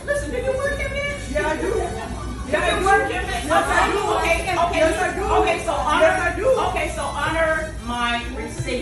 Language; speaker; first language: English; native; English